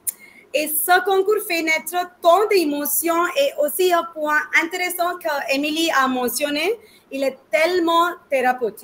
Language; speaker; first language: French; non-native, fluent; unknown